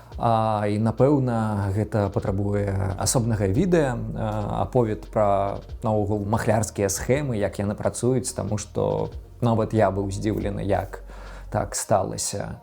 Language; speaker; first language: Belarusian; non-native, local second language; Russian